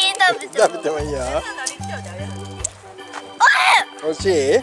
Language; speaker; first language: Japanese; native; Japanese